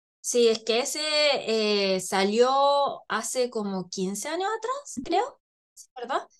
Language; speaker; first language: Spanish; non-native, fluent; Korean